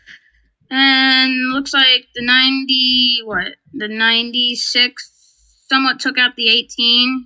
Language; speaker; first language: English; native; English